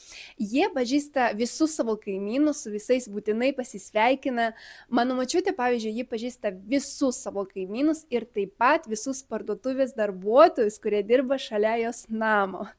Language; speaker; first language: Lithuanian; early bilingual, other home language; Spanish